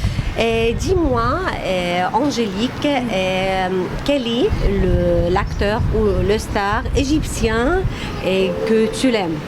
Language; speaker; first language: French; non-native, fluent; Arabic